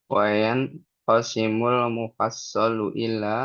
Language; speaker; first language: Arabic; non-native, learner; Indonesian